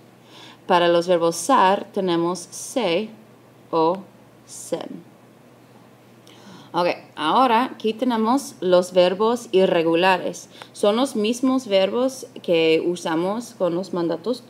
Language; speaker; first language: Spanish; non-native, fluent; English